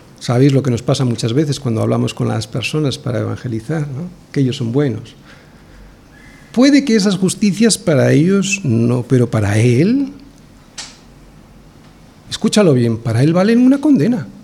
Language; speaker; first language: Spanish; native; Spanish